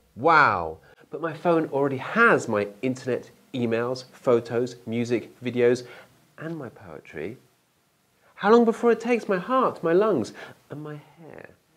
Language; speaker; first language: English; native; English